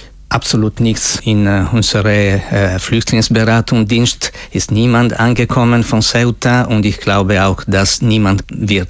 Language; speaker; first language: German; non-native, fluent; Italian